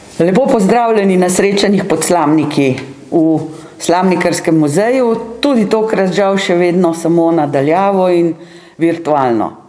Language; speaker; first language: Slovenian; native; Slovenian